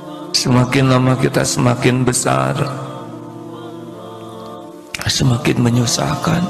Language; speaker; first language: Indonesian; native; Indonesian